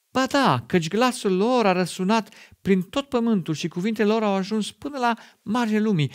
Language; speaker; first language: Romanian; non-native, fluent; German